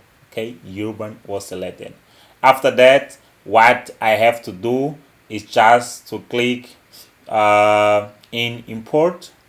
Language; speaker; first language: English; non-native, local second language; Portuguese